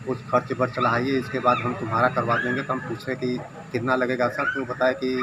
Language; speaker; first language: Hindi; native; Hindi